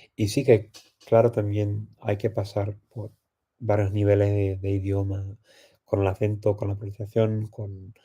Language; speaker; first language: Spanish; non-native, fluent; English